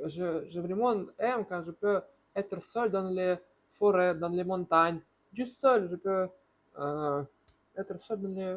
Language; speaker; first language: French; non-native, learner; Russian